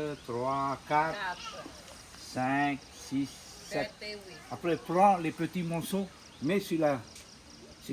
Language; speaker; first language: French; non-native, local second language; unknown